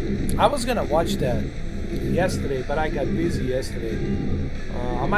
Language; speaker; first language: English; native; English